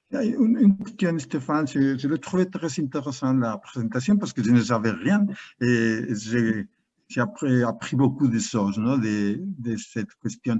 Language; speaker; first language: French; non-native, learner; Spanish